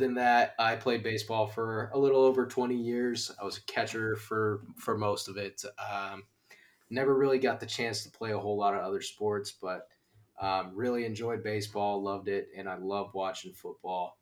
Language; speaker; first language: English; native; English